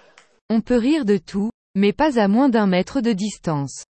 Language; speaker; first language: French; native; French